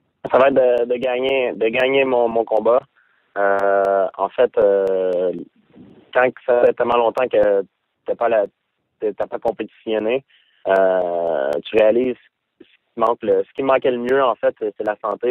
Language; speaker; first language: French; native; French